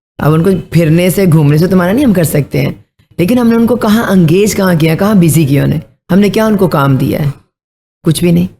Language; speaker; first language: Urdu; non-native, local second language; Punjabi